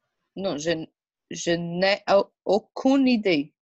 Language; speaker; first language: French; non-native, learner; Portuguese